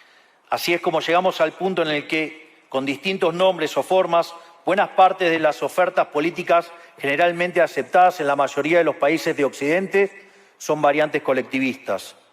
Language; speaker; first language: Spanish; native; Spanish